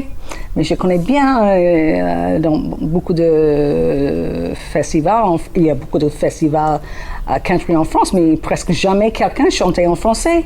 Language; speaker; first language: French; non-native, learner; English